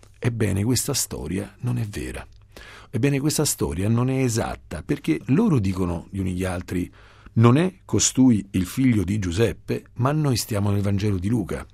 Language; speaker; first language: Italian; native; Italian